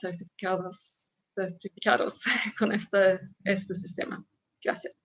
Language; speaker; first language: Spanish; non-native, fluent; Swedish